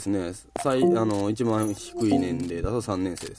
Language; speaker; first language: Japanese; native; Japanese